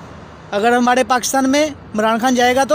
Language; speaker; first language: Hindi; non-native, local second language; Punjabi